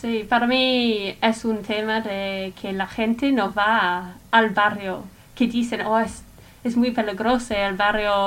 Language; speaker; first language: Spanish; non-native, fluent; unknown